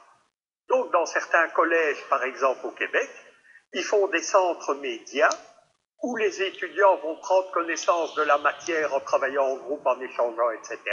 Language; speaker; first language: French; native; French